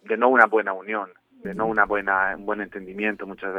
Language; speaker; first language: Spanish; non-native, fluent; Romanian